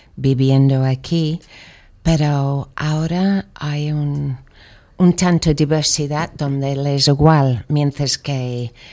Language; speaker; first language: Spanish; non-native, fluent; English